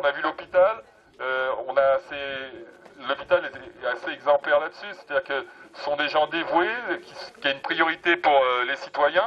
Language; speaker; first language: French; native; French